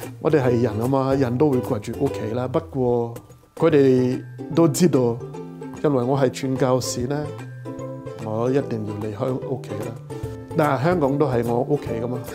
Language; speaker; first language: Cantonese; non-native, fluent; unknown